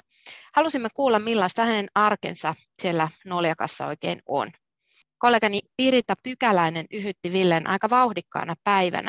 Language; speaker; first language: Finnish; native; Finnish